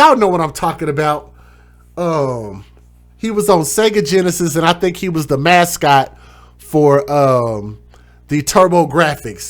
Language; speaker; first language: English; native; English